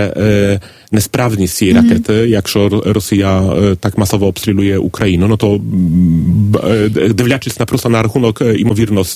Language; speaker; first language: Polish; non-native, learner; Ukrainian